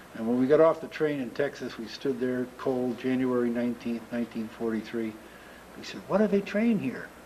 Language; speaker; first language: English; native; English